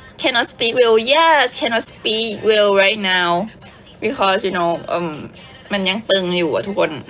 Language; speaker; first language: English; non-native, learner; Thai